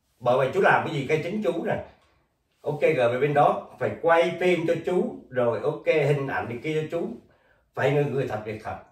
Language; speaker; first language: Vietnamese; native; Vietnamese